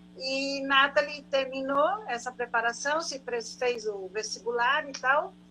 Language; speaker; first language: Portuguese; native; Portuguese